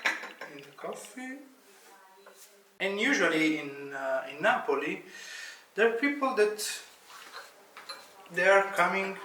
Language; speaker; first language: English; non-native, fluent; Italian